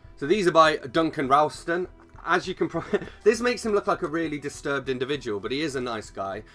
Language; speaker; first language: English; native; English